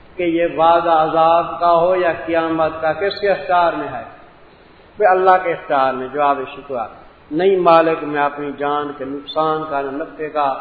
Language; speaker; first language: Urdu; non-native, local second language; Punjabi